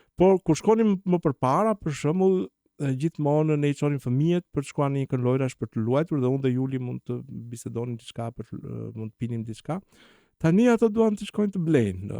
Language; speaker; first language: Albanian; native; Albanian